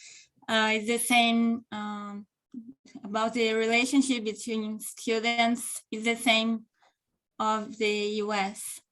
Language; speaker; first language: English; non-native, local second language; Portuguese